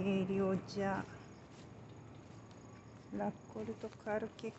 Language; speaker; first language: Italian; non-native, learner; Japanese